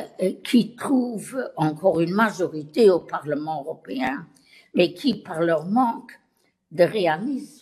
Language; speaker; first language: French; non-native, local second language; Luxembourgish